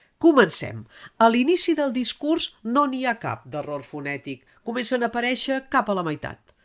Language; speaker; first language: Catalan; native; Catalan